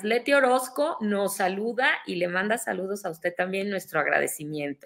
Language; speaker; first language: Spanish; native; Spanish